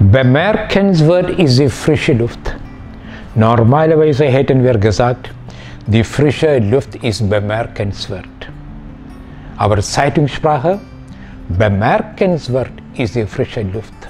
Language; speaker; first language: German; non-native, fluent; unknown